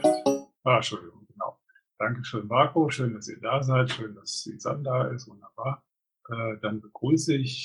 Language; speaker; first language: German; native; German